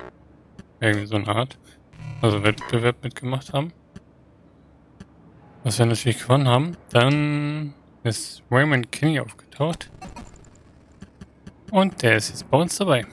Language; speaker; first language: German; native; German